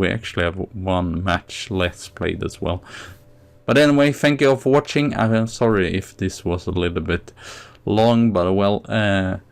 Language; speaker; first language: English; non-native, fluent; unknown